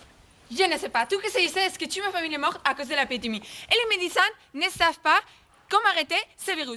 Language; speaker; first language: French; non-native, learner; Spanish